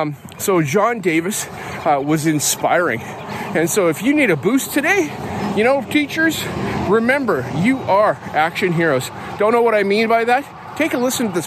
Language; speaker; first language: English; native; English